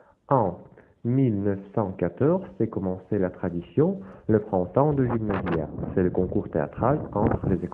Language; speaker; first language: French; non-native, learner; Russian